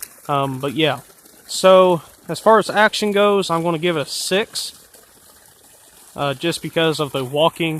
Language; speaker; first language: English; native; English